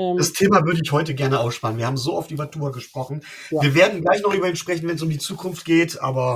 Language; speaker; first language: German; native; German